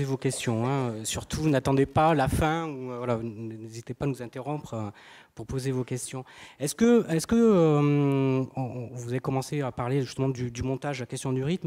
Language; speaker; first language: French; native; French